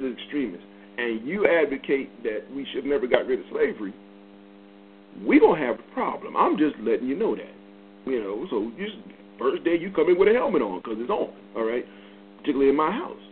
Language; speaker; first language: English; native; English